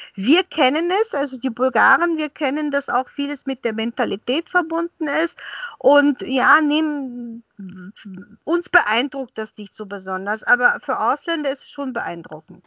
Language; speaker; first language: German; early bilingual, other home language; Bulgarian